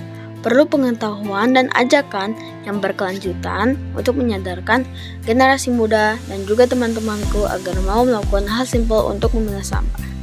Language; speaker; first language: Indonesian; native; Indonesian